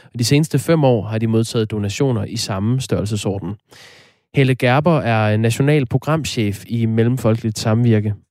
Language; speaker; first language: Danish; native; Danish